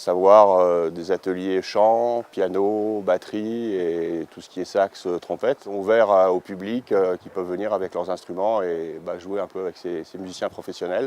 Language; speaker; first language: French; native; French